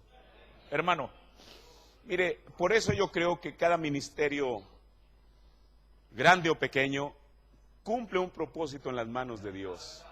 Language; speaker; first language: Spanish; native; Spanish